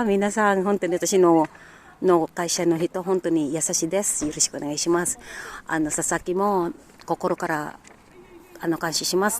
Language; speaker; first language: Japanese; early bilingual, other home language; Filipino